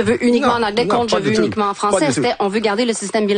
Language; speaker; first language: French; native; French